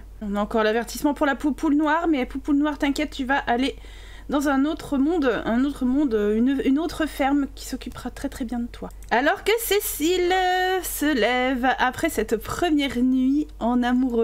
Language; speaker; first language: French; native; French